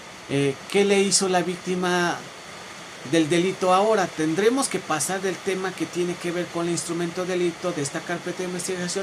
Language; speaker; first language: Spanish; native; Spanish